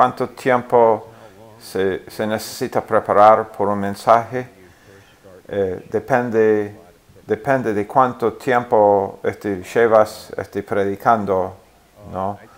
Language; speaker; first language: Spanish; non-native, fluent; English